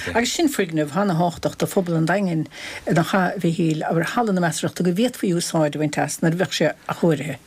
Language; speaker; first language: Irish; native; Irish